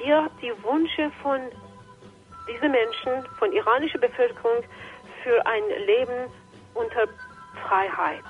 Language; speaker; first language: German; non-native, fluent; Persian